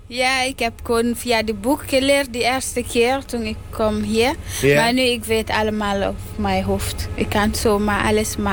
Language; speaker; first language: Dutch; non-native, learner; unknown